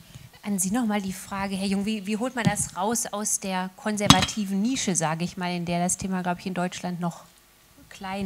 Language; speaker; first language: German; native; German